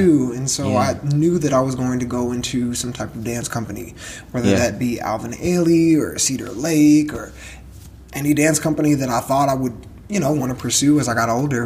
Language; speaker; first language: English; native; English